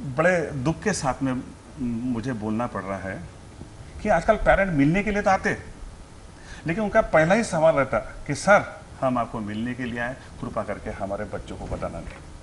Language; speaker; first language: Hindi; native; Hindi